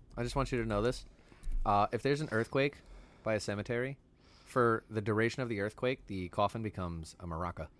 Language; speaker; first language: English; native; English